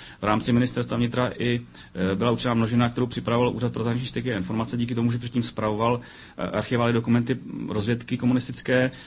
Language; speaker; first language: Czech; native; Czech